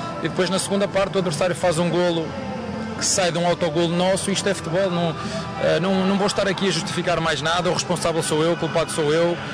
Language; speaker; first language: Portuguese; native; Portuguese